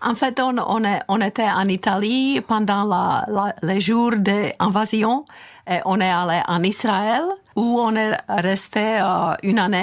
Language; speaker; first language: French; non-native, fluent; Czech